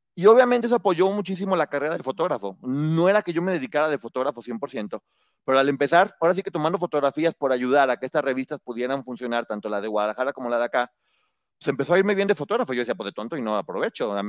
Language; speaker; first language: Spanish; native; Spanish